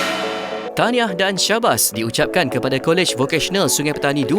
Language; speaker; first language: Malay; native; Malay